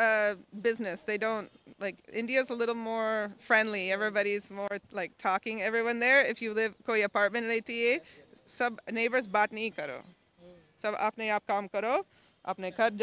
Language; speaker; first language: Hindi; non-native, learner; English